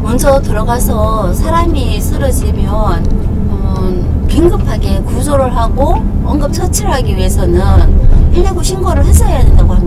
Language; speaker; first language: Korean; native; Korean